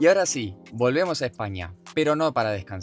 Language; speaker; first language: Spanish; native; Spanish